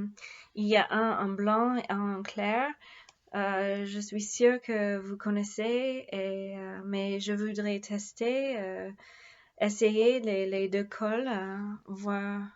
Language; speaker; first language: French; non-native, fluent; English